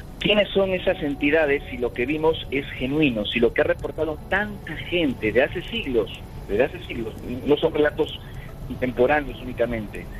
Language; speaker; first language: Spanish; native; Spanish